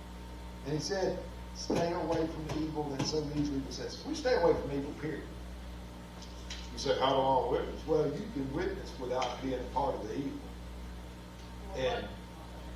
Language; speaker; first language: English; native; English